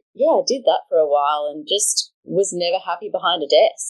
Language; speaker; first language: English; native; English